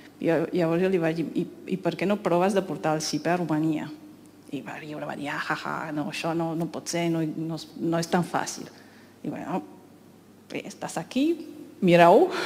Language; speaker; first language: Catalan; non-native, fluent; Romanian